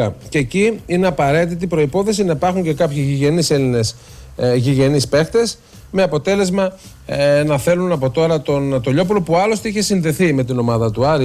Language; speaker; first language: Greek; native; Greek